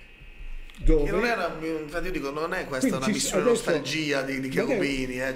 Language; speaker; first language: Italian; native; Italian